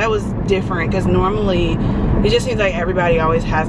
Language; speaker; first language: English; native; English